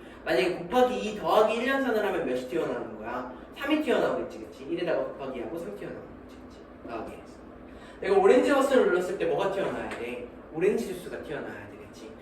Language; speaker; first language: Korean; native; Korean